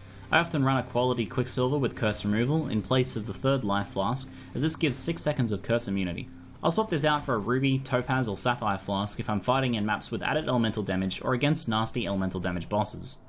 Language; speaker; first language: English; native; English